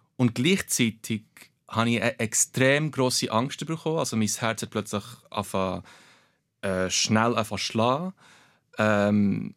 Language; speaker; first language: German; early bilingual, other home language; Portuguese